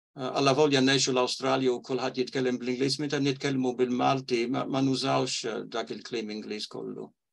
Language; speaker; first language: Maltese; early bilingual, heritage; Maltese